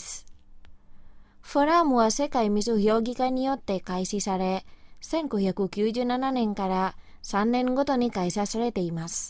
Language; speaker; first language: Japanese; non-native, fluent; Indonesian